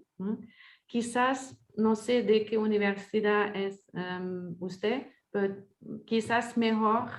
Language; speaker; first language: Spanish; non-native, fluent; French